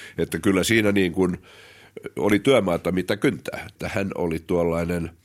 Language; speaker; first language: Finnish; native; Finnish